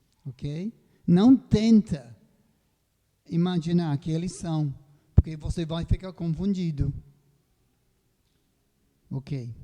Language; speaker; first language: Portuguese; non-native, fluent; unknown